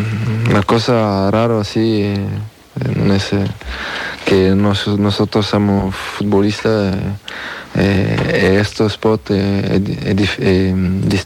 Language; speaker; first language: Spanish; non-native, learner; French